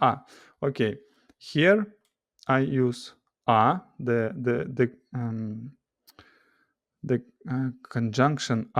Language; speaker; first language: English; non-native, fluent; Russian